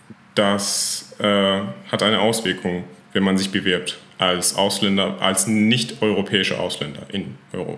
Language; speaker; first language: German; non-native, fluent; Persian